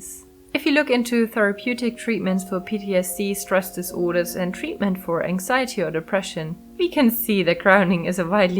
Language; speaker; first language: English; non-native, fluent; German